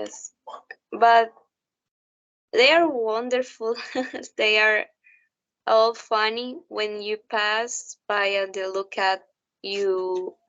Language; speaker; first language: English; non-native, learner; Spanish